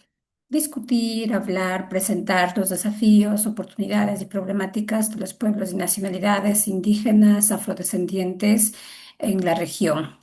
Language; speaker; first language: Spanish; native; Spanish